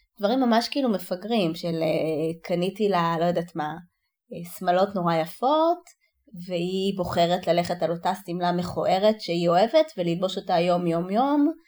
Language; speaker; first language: Hebrew; native; Hebrew